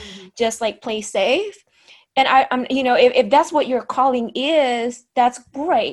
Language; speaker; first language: English; non-native, fluent; Indonesian